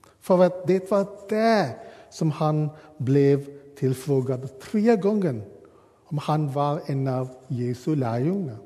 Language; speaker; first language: Swedish; non-native, learner; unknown